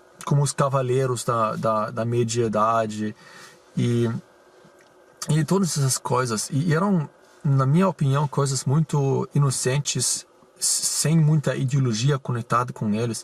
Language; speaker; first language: Portuguese; non-native, fluent; German